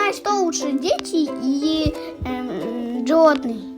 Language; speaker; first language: Russian; non-native, local second language; Kazakh